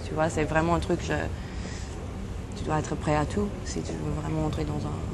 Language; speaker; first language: French; non-native, fluent; English